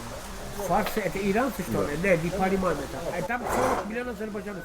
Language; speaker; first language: Russian; non-native, learner; Azerbaijani